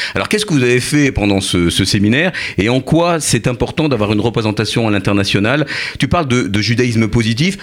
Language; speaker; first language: French; native; French